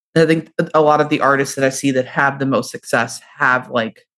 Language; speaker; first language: English; native; English